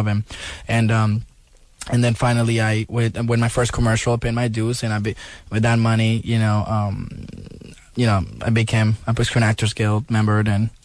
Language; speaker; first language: English; non-native, fluent; Spanish